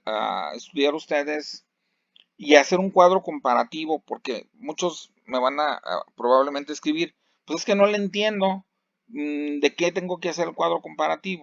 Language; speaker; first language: Spanish; native; Spanish